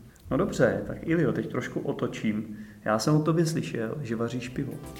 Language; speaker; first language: Czech; native; Czech